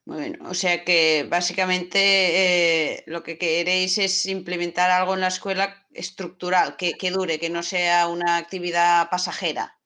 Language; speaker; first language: Spanish; non-native, local second language; Catalan